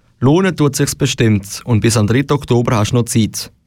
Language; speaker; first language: German; native; German